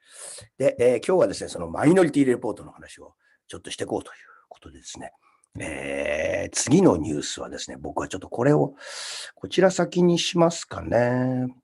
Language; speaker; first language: Japanese; native; Japanese